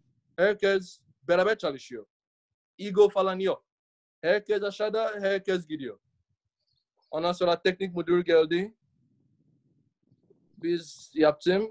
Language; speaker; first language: Turkish; non-native, learner; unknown